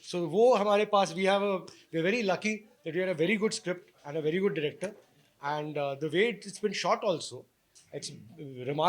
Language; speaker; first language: Hindi; native; Hindi